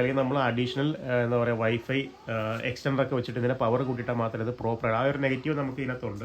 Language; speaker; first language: Malayalam; native; Malayalam